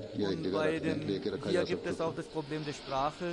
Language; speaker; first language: German; non-native, fluent; Urdu